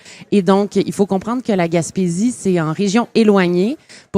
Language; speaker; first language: French; native; French